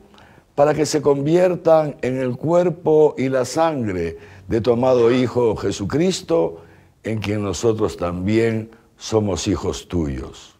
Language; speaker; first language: Spanish; native; Spanish